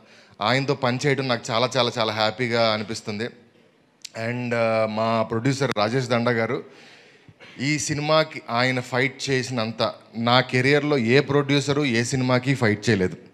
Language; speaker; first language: Telugu; native; Telugu